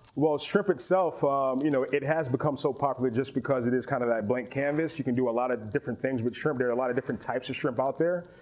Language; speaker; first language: English; native; English